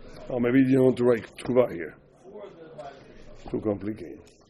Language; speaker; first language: English; non-native, learner; French